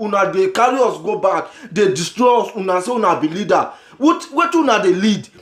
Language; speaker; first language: Nigerian Pidgin; native; Nigerian Pidgin